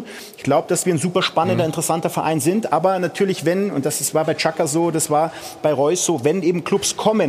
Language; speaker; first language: German; native; German